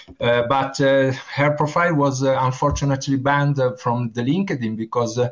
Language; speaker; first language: English; non-native, learner; Italian